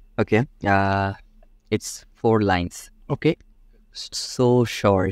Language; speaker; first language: English; non-native, local second language; Bangla